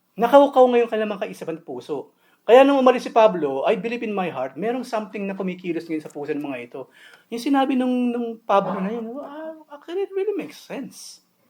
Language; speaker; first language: Filipino; native; Filipino